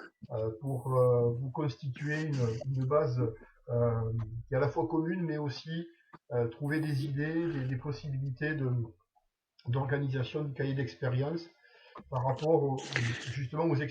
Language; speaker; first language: French; native; French